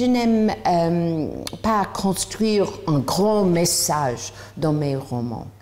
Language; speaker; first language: French; non-native, learner; English